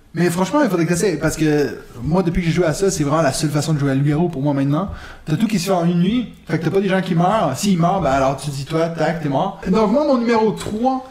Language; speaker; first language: French; non-native, local second language; German